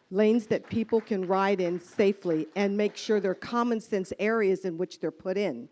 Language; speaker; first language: English; native; English